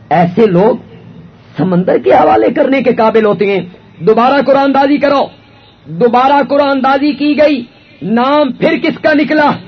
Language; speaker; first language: Urdu; non-native, local second language; Punjabi